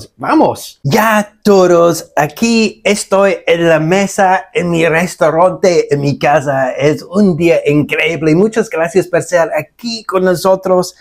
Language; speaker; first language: Spanish; non-native, learner; English